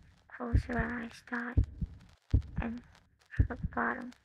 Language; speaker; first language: English; non-native, learner; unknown